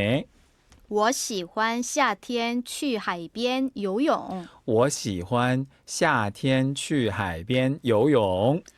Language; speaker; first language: Chinese; non-native, learner; Korean